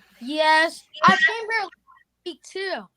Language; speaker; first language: English; native; English